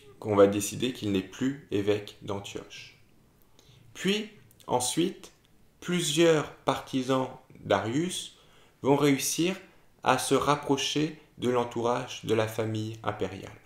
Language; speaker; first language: French; native; French